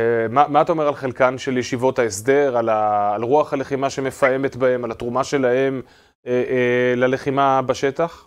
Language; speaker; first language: Hebrew; native; Hebrew